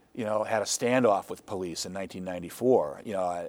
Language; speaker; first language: English; native; English